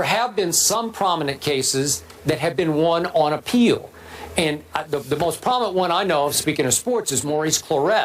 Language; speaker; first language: English; native; English